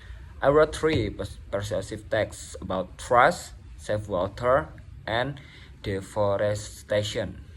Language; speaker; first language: English; non-native, learner; Indonesian